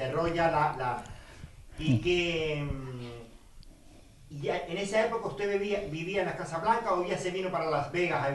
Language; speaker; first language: Spanish; native; Spanish